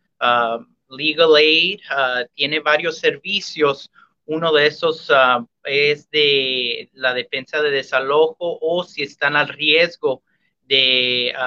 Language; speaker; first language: Spanish; early bilingual, heritage; Spanish